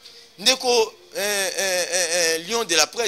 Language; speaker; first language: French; non-native, local second language; Lingala